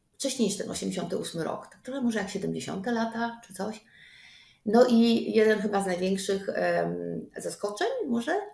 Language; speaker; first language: Polish; native; Polish